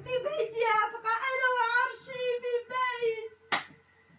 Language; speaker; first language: Arabic; native; Arabic